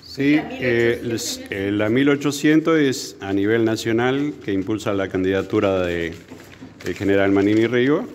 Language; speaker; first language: Spanish; native; Spanish